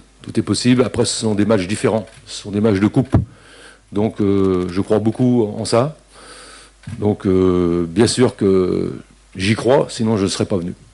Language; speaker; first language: French; native; French